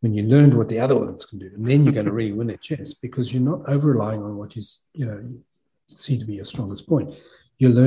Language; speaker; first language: English; native; English